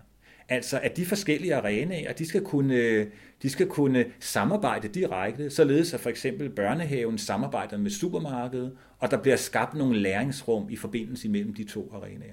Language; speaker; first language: Danish; native; Danish